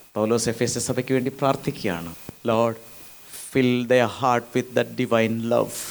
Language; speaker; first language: English; non-native, local second language; Malayalam